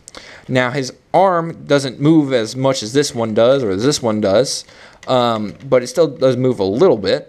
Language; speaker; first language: English; native; English